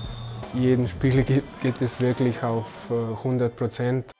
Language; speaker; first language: German; non-native, fluent; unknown